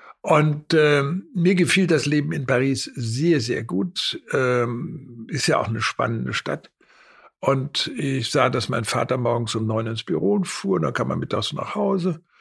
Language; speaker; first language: German; native; German